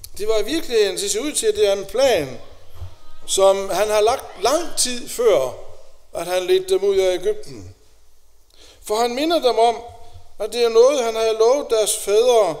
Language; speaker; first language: Danish; native; Danish